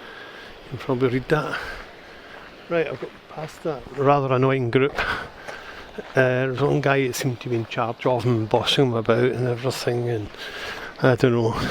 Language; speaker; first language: English; native; English